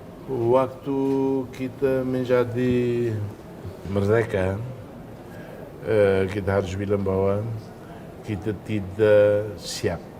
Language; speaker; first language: Indonesian; non-native, fluent; Tetum